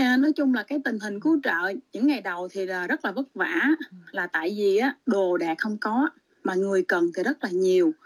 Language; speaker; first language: Vietnamese; native; Vietnamese